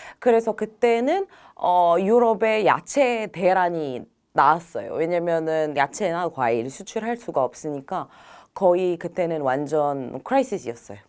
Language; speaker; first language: Korean; non-native, fluent; Arabic